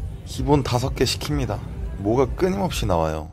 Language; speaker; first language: Korean; native; Korean